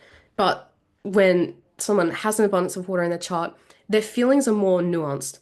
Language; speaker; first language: English; native; English